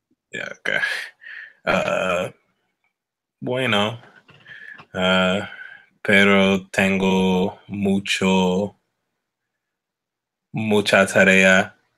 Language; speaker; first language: Spanish; non-native, learner; English